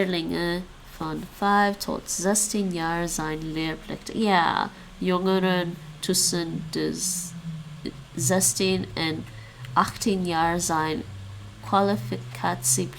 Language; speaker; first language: Dutch; non-native, learner; English